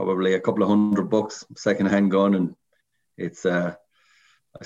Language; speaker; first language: English; native; English